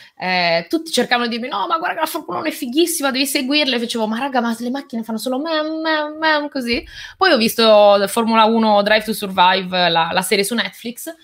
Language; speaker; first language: Italian; early bilingual, other home language; Albanian